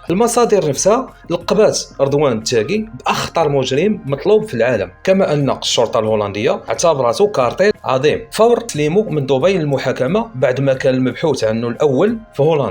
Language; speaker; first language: Arabic; native; Arabic